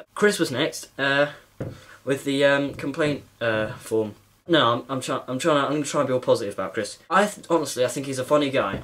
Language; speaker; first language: English; native; English